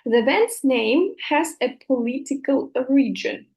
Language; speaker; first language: English; non-native, fluent; Russian